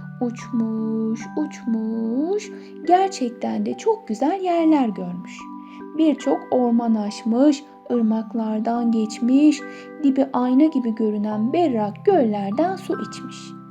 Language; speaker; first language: Turkish; native; Turkish